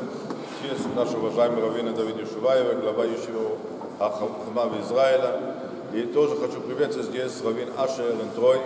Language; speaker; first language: Russian; non-native, fluent; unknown